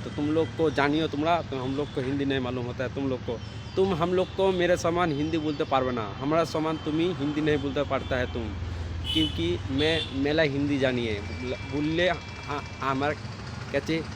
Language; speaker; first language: Hindi; non-native, local second language; Bangla